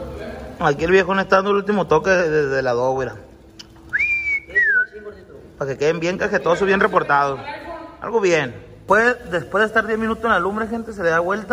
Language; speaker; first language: Spanish; native; Spanish